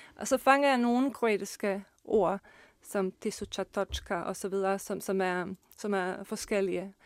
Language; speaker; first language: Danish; non-native, fluent; Bosnian